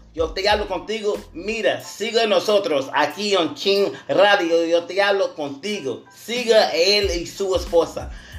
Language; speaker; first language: Spanish; non-native, learner; English